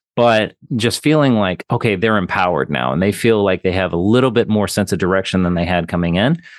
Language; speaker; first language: English; native; English